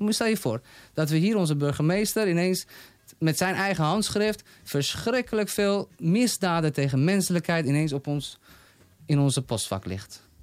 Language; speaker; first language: Dutch; non-native, fluent; Persian